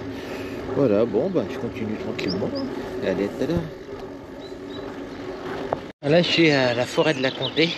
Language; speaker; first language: French; native; French